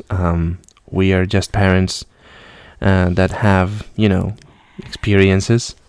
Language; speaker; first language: English; non-native, fluent; Spanish